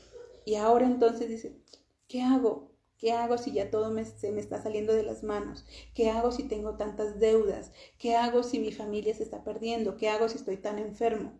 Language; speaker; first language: Spanish; native; Spanish